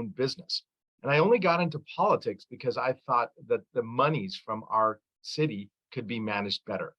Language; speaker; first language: English; early bilingual, other home language; Arabic